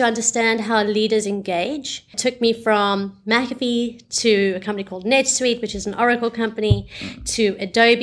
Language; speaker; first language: English; native; English